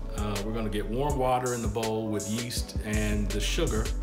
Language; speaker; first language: English; native; English